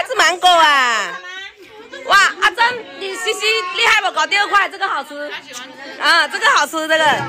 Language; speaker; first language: Chinese; native; Chinese